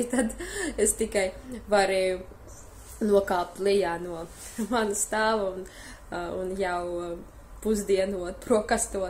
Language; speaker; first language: Latvian; non-native, fluent; Russian